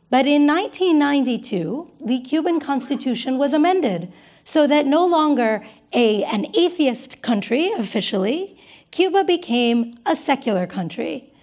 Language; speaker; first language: English; native; English